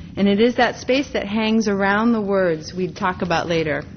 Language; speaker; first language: English; native; English